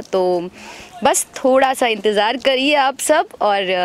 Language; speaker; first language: Hindi; native; Hindi